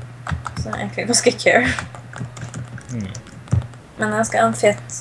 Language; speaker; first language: Norwegian; native; Norwegian